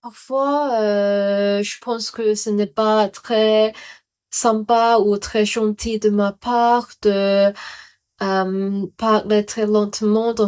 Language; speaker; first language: French; non-native, learner; Cantonese